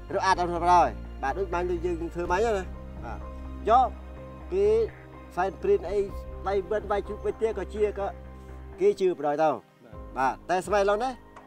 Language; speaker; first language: Khmer; non-native, local second language; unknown